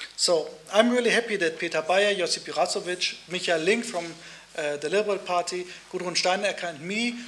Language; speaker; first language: English; non-native, fluent; German